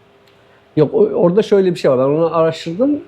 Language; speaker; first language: Turkish; native; Turkish